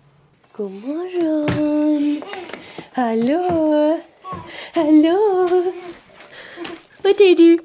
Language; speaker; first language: Swedish; native; Swedish